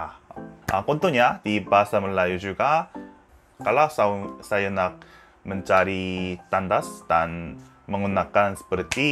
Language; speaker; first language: Indonesian; non-native, learner; Korean